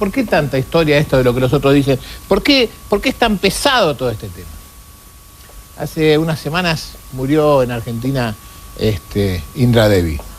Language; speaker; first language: Spanish; native; Spanish